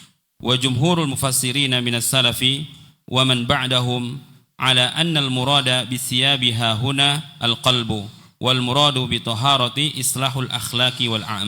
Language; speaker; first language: Arabic; non-native, fluent; Indonesian